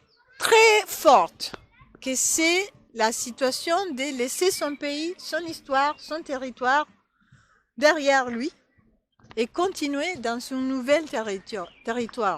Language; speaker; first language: French; non-native, fluent; Spanish